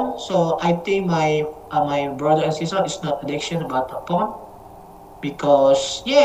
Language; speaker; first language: English; non-native, learner; Indonesian